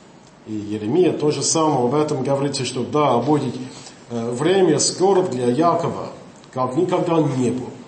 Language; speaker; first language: Russian; non-native, fluent; English